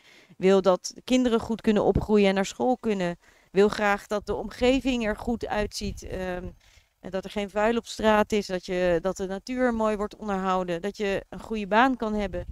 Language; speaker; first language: Dutch; native; Dutch